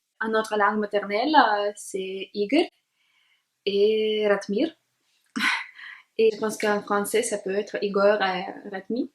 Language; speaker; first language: French; non-native, learner; Russian